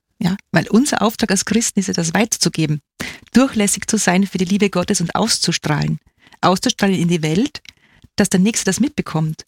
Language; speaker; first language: German; native; German